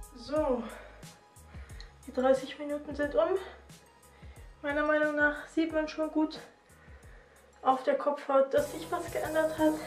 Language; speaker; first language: German; native; German